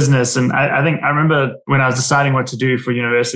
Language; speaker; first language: English; native; English